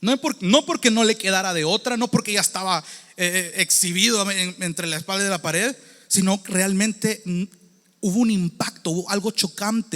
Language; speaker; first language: Spanish; native; Spanish